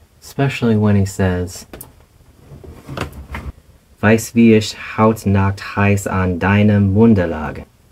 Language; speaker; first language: German; non-native, learner; English